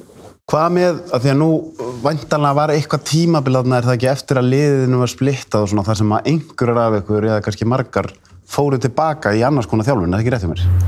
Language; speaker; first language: Icelandic; native; Icelandic